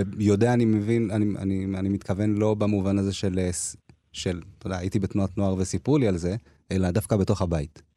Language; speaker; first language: Hebrew; early bilingual, other home language; Amharic